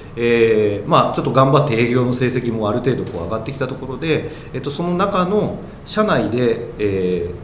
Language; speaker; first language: Japanese; native; Japanese